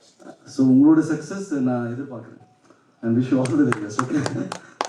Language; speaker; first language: Tamil; non-native, fluent; Malayalam